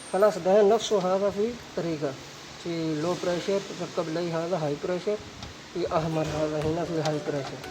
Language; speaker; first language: Arabic; non-native, learner; Punjabi